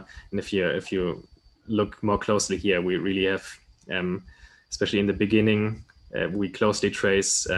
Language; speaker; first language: English; non-native, fluent; German